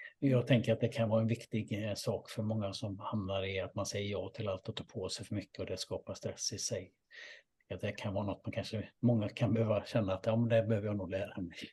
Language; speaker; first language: Swedish; native; Swedish